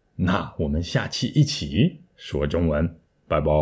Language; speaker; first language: Chinese; native; Chinese